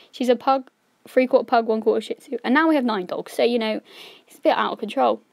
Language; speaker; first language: English; native; English